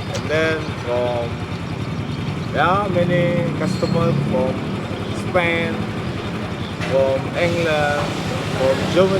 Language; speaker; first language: English; non-native, learner; Indonesian